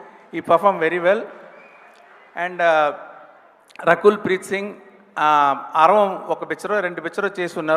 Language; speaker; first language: Telugu; non-native, learner; Tamil